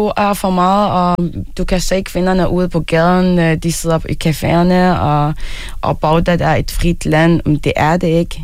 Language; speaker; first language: Danish; early bilingual, other home language; Arabic